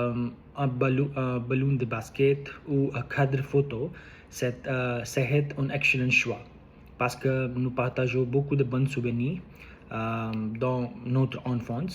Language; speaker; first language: French; non-native, learner; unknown